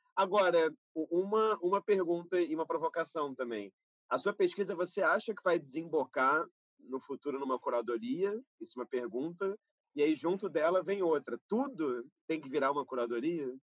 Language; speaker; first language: Portuguese; native; Portuguese